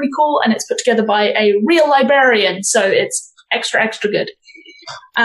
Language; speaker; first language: English; native; English